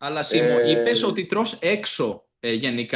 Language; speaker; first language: Greek; native; Greek